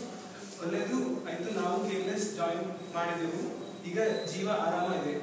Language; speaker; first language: Kannada; non-native, learner; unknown